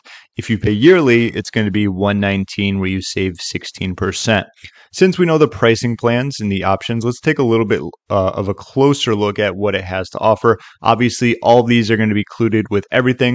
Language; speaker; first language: English; native; English